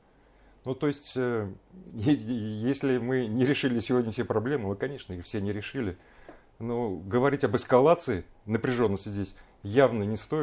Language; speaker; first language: Russian; native; Russian